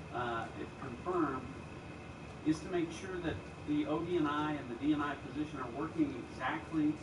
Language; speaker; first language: English; native; English